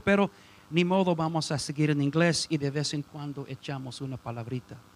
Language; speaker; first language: Spanish; non-native, fluent; English